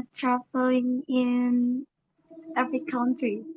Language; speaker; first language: English; non-native, learner; Indonesian